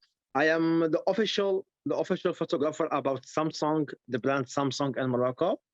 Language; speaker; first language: English; non-native, learner; Arabic